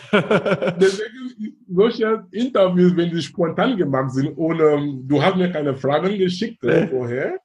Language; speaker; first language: German; non-native, fluent; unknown